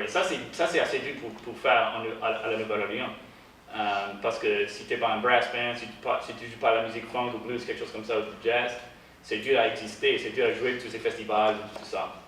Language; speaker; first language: French; early bilingual, heritage; English